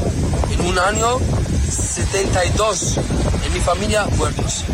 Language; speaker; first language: Spanish; non-native, learner; Arabic